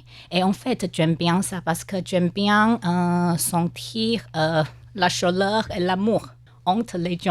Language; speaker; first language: French; non-native, learner; Chinese